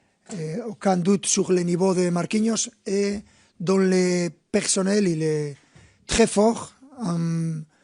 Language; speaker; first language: French; non-native, fluent; Spanish